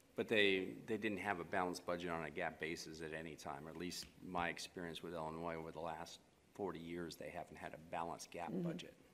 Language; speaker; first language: English; native; English